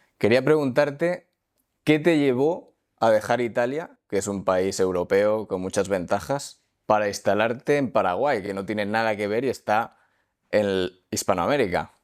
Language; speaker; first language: Spanish; native; Spanish